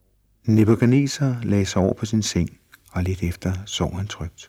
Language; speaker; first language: Danish; native; Danish